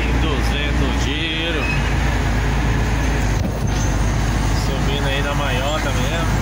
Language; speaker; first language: Portuguese; native; Portuguese